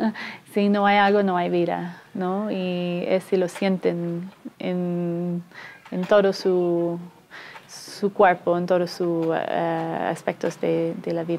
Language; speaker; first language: Spanish; non-native, fluent; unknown